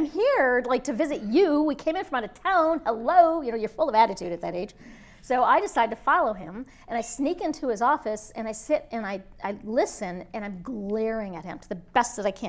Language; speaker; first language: English; native; English